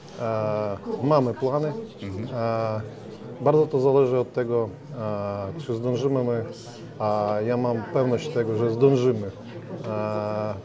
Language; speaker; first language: Polish; non-native, learner; Ukrainian